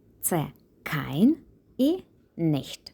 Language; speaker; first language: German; non-native, fluent; Ukrainian